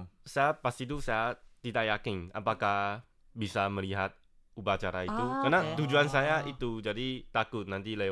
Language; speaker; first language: Indonesian; non-native, fluent; Chinese